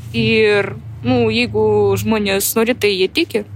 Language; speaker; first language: Lithuanian; non-native, local second language; Russian